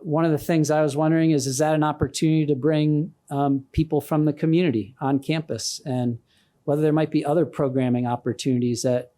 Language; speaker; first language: English; native; English